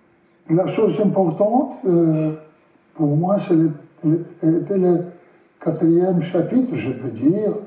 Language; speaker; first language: French; non-native, learner; Russian